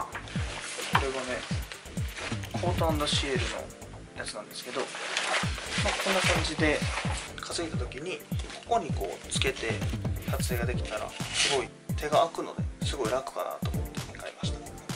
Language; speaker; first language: Japanese; native; Japanese